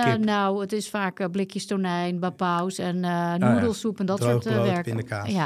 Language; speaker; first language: Dutch; native; Dutch